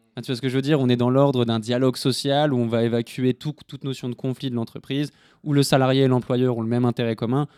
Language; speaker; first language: French; native; French